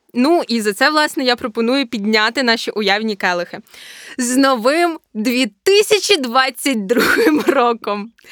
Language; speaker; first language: Ukrainian; native; Ukrainian